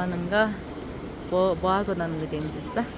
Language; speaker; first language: Korean; non-native, fluent; Kazakh